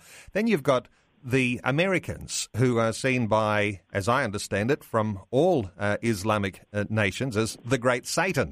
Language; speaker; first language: English; native; English